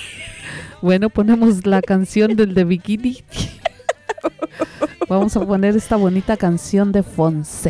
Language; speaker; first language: Spanish; native; Spanish